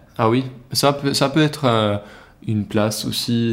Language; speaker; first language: French; non-native, learner; Swedish